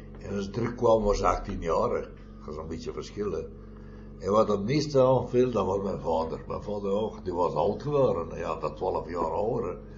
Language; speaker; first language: Dutch; non-native, fluent; Italian